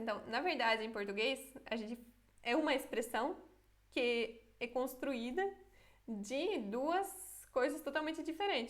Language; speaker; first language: Portuguese; non-native, fluent; Polish